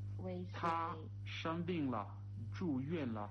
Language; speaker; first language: Chinese; non-native, learner; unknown